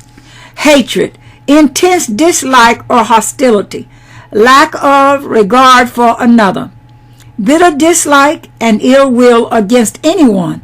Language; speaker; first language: English; native; English